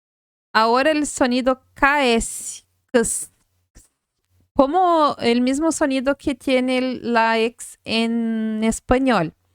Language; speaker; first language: Spanish; non-native, fluent; Portuguese